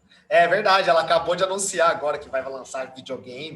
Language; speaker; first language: Portuguese; native; Portuguese